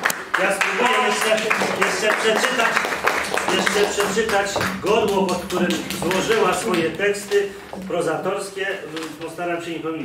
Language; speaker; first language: Polish; native; Polish